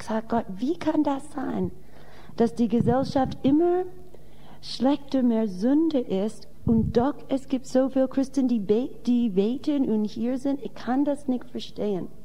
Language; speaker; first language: German; non-native, fluent; English